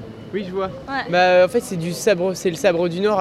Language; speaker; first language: French; native; French